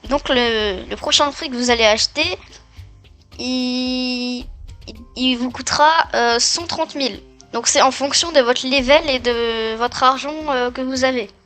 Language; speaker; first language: French; native; French